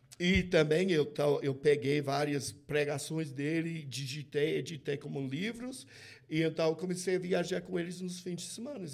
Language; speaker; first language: Portuguese; non-native, fluent; English